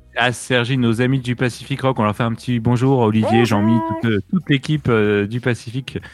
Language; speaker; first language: French; native; French